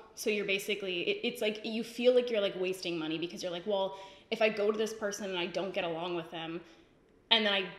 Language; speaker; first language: English; native; English